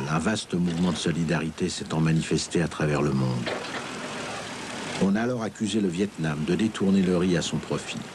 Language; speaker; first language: French; native; French